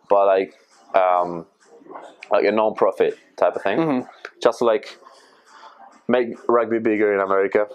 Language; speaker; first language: English; non-native, fluent; Spanish